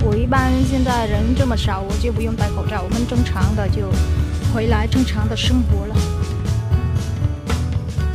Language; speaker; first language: Chinese; non-native, fluent; Vietnamese